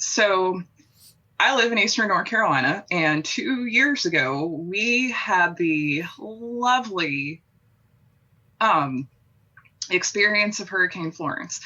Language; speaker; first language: English; native; English